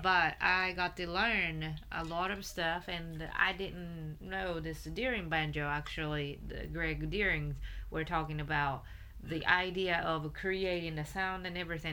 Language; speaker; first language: English; non-native, fluent; Japanese